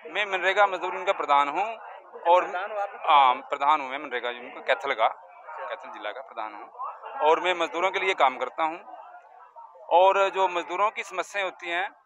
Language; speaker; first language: Hindi; native; Hindi